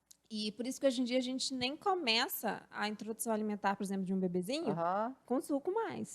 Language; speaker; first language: Portuguese; native; Portuguese